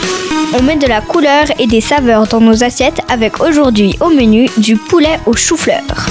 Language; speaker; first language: French; native; French